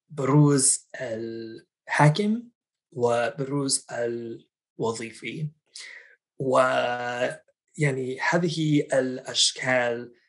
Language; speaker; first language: Arabic; non-native, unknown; English